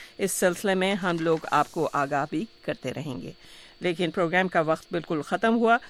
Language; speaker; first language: Urdu; native; Urdu